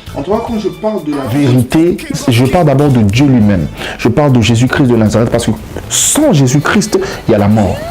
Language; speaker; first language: French; non-native, local second language; Lingala